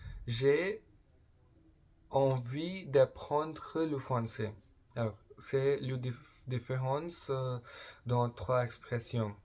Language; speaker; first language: French; non-native, learner; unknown